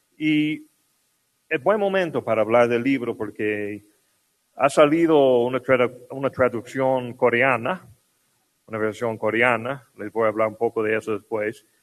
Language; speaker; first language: Spanish; non-native, fluent; English